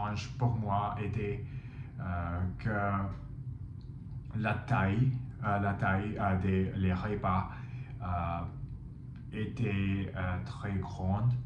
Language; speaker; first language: French; non-native, fluent; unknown